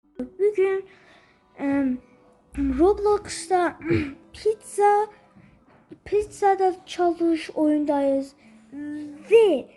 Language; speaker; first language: Turkish; early bilingual, heritage; Turkish